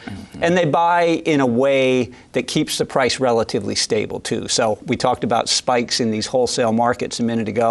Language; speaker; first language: English; native; English